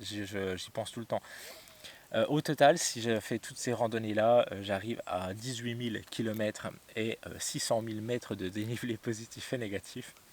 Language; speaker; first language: French; native; French